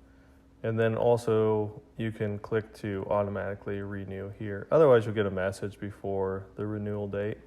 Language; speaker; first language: English; native; English